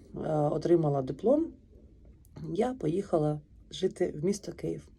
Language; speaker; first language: Ukrainian; native; Ukrainian